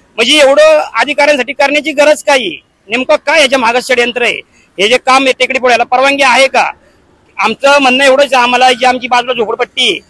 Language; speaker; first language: Marathi; native; Marathi